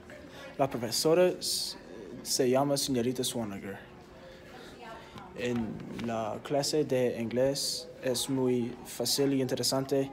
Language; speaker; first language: Spanish; non-native, learner; English